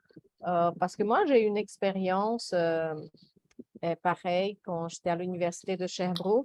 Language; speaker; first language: French; non-native, fluent; Portuguese